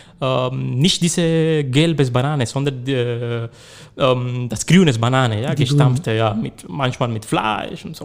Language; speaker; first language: German; non-native, learner; Spanish